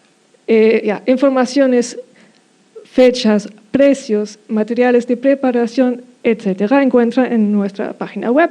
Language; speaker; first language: Spanish; non-native, fluent; German